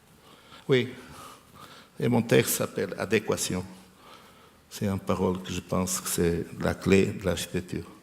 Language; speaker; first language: French; non-native, fluent; Portuguese